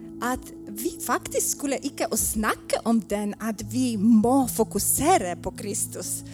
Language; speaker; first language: Swedish; non-native, learner; Polish